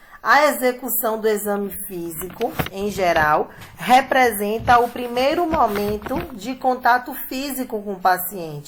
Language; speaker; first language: Portuguese; native; Portuguese